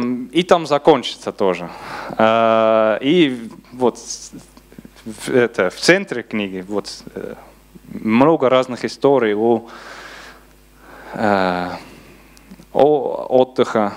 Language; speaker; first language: Russian; non-native, learner; Dutch